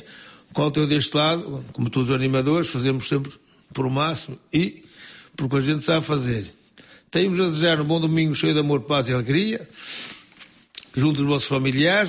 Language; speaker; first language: Portuguese; native; Portuguese